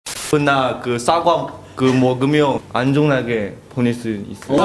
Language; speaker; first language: Korean; non-native, learner; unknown